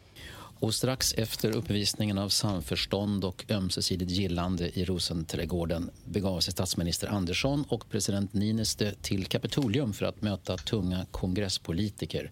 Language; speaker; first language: Swedish; native; Swedish